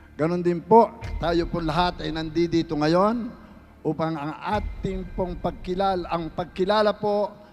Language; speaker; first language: Filipino; native; Filipino